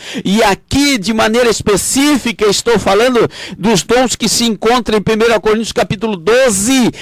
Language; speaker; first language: Portuguese; native; Portuguese